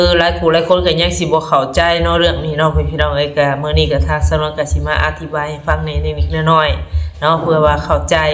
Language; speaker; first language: Thai; non-native, local second language; Lao